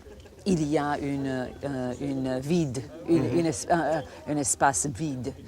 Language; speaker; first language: French; non-native, fluent; Croatian